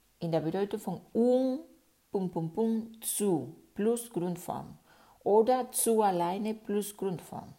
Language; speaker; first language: German; non-native, fluent; Spanish